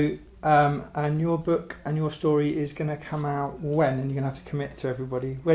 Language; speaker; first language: English; native; English